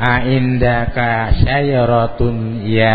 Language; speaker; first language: Arabic; non-native, learner; Indonesian